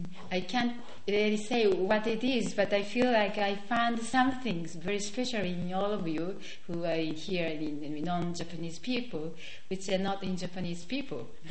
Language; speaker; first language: English; non-native, fluent; Japanese